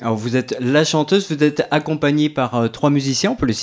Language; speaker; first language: French; native; French